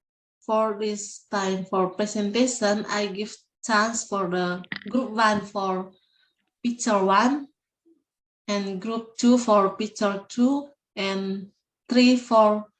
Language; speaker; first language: English; non-native, learner; Indonesian